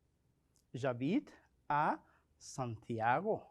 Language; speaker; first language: French; non-native, fluent; Spanish